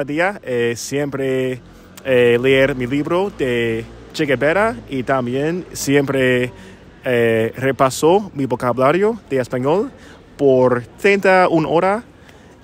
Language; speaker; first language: Spanish; non-native, learner; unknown